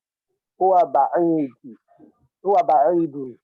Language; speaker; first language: Arabic; non-native, learner; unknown